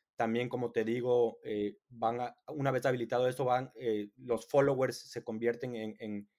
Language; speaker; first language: Spanish; native; Spanish